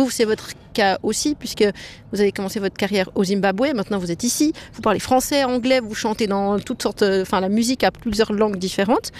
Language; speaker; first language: French; native; French